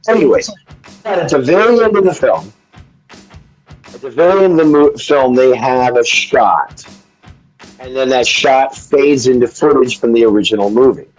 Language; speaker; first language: English; native; English